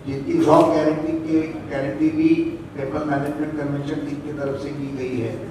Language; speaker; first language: Hindi; non-native, local second language; Marathi